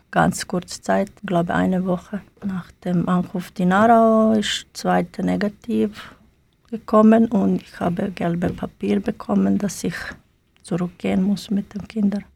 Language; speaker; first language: German; non-native, learner; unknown